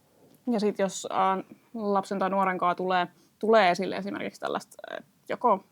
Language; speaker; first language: Finnish; native; Finnish